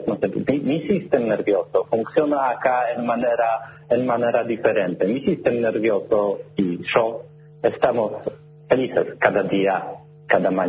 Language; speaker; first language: Spanish; non-native, learner; Polish